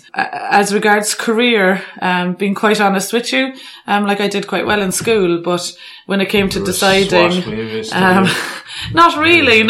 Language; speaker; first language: English; native; English